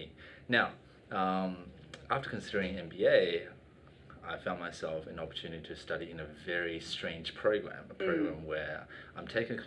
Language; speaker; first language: English; native; English